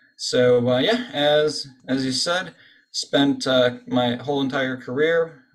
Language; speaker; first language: English; native; English